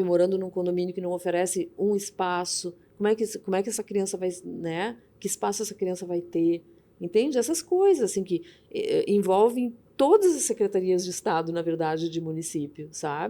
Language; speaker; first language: Portuguese; native; Portuguese